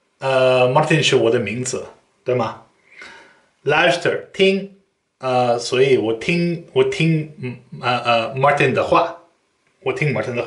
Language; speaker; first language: Chinese; non-native, fluent; Dutch